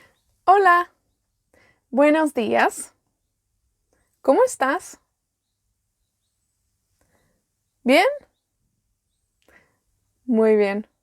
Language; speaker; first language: Spanish; non-native, learner; Welsh